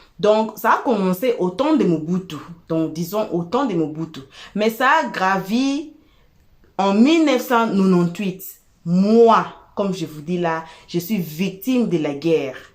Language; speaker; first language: French; non-native, local second language; Lingala